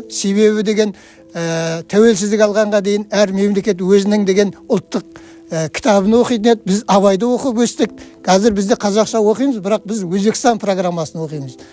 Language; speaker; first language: Kazakh; early bilingual, heritage; Kazakh